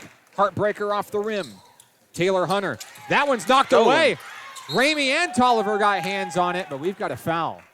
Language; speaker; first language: English; native; English